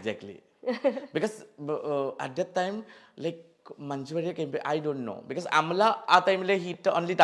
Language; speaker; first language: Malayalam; non-native, fluent; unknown